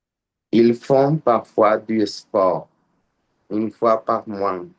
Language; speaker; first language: French; non-native, learner; Spanish